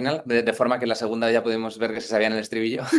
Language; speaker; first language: Spanish; native; Spanish